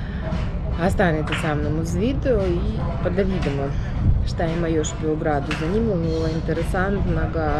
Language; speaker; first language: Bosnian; non-native, learner; Ukrainian